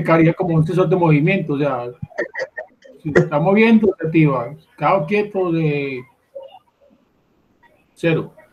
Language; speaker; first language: Spanish; native; Spanish